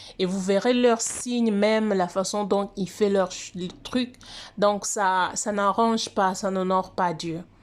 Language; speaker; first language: French; non-native, local second language; Lingala